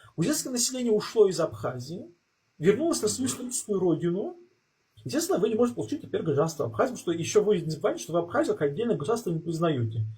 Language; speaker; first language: Russian; native; Russian